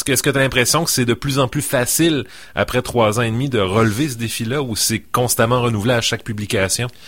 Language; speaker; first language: French; native; French